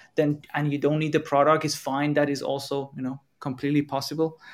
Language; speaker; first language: English; non-native, fluent; Persian